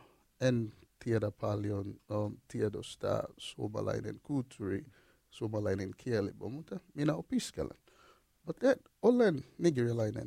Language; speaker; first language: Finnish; non-native, learner; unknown